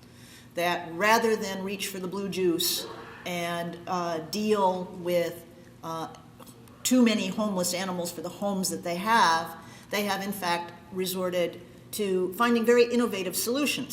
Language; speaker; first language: English; native; English